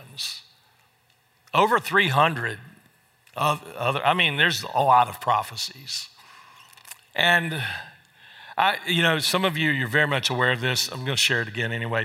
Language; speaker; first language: English; native; English